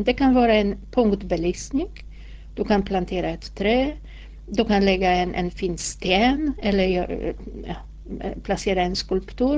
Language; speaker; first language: Swedish; non-native, fluent; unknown